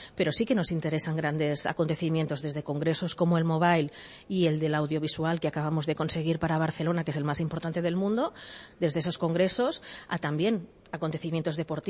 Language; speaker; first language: Spanish; native; Spanish